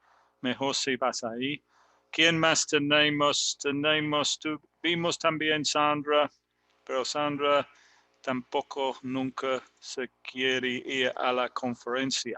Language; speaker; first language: Spanish; non-native, fluent; English